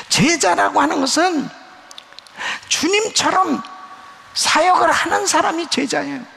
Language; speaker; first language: Korean; native; Korean